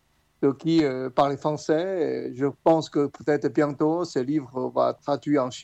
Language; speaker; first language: French; non-native, fluent; Chinese